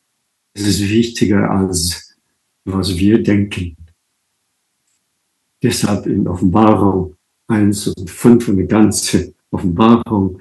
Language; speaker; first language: German; non-native, fluent; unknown